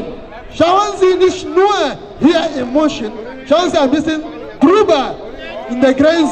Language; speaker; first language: German; non-native, fluent; Igbo